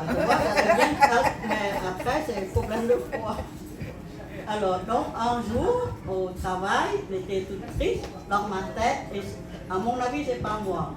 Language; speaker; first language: French; non-native, fluent; Khmer